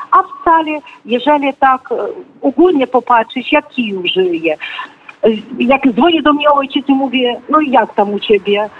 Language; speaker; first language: Polish; non-native, fluent; Ukrainian